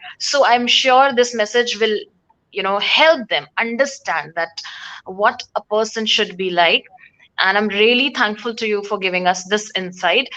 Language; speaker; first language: English; non-native, local second language; Hindi